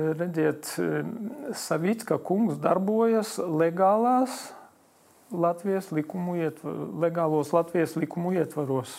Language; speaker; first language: Latvian; non-native, local second language; Polish